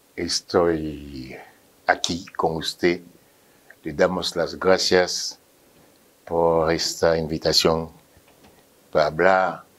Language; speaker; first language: Spanish; non-native, fluent; Haitian Creole